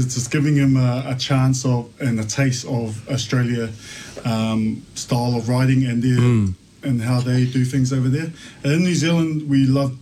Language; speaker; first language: English; native; English